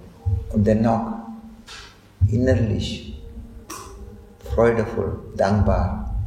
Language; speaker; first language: German; non-native, fluent; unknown